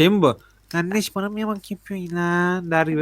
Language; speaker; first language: Turkish; native; Turkish